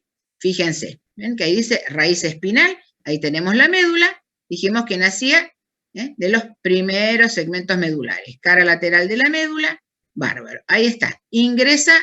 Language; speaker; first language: Spanish; native; Spanish